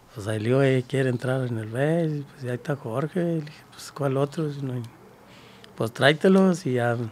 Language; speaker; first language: Spanish; native; Spanish